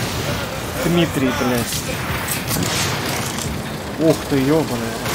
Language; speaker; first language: Russian; native; Russian